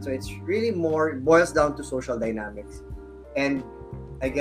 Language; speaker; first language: English; non-native, local second language; Filipino